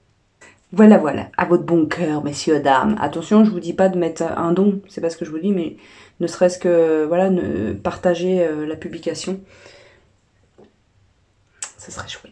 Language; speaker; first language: French; native; French